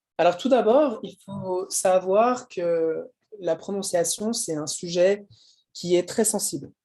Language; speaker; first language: French; native; French